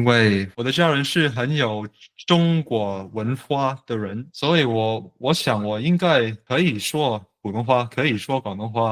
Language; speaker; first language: Chinese; non-native, learner; English